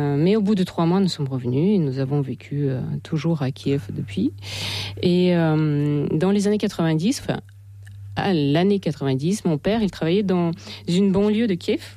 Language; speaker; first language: French; non-native, fluent; Russian